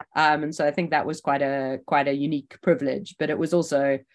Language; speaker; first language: English; native; English